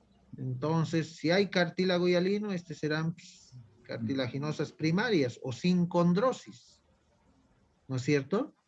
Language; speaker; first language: Spanish; native; Spanish